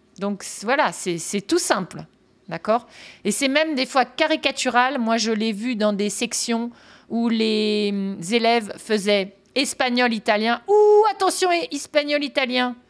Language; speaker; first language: French; native; French